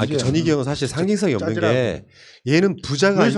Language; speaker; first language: Korean; native; Korean